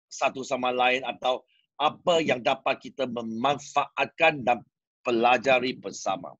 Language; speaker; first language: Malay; non-native, local second language; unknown